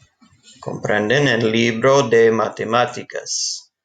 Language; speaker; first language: Spanish; non-native, fluent; English